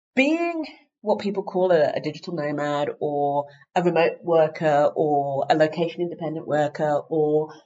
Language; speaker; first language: English; native; English